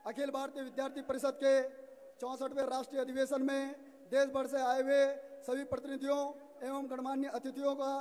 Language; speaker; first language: Hindi; native; Hindi